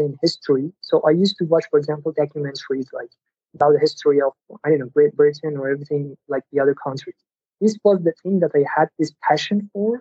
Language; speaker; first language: English; non-native, fluent; Persian